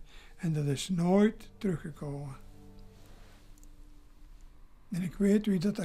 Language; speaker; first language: Dutch; native; Dutch